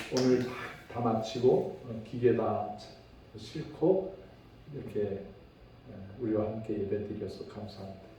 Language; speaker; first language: Korean; native; Korean